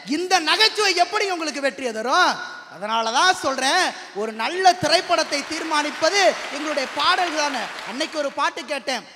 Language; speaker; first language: Tamil; native; Tamil